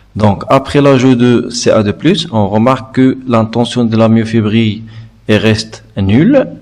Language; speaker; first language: French; non-native, local second language; Arabic